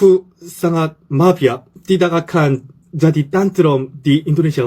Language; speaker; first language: Indonesian; non-native, learner; Korean